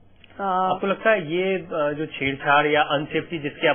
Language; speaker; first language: Hindi; native; Hindi